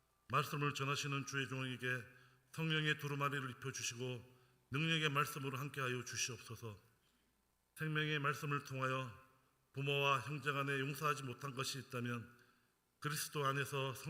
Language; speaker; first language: Korean; native; Korean